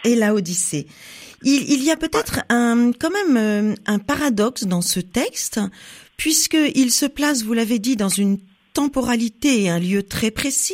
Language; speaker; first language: French; native; French